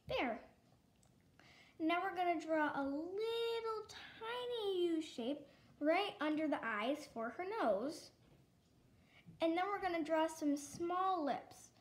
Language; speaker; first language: English; native; English